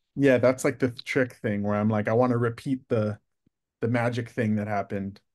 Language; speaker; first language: English; native; English